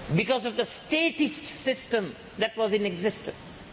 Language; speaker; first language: English; non-native, local second language; Sinhala